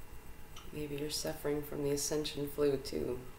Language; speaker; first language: English; native; English